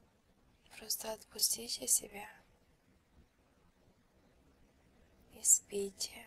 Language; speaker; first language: Russian; early bilingual, heritage; Russian